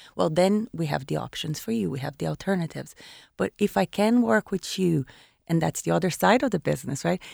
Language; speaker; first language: English; non-native, fluent; Portuguese